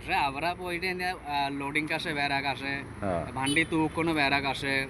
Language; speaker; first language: Malayalam; non-native, local second language; Bangla